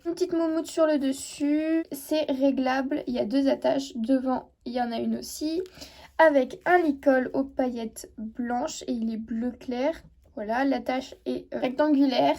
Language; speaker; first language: French; native; French